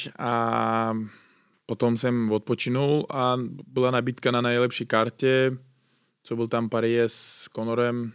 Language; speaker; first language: Czech; non-native, fluent; Uzbek